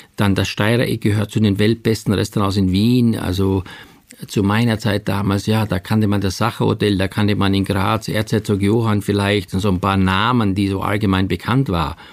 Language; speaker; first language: German; native; German